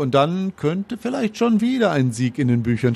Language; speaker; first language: German; native; German